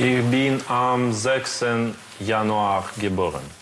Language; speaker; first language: German; non-native, learner; Russian